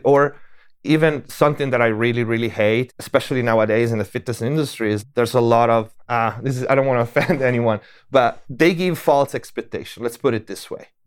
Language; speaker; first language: English; non-native, fluent; Italian